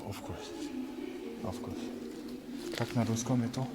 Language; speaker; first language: Russian; non-native, learner; French